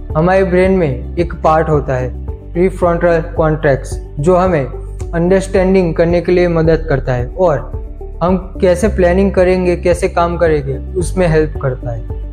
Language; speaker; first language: Hindi; non-native, local second language; Gujarati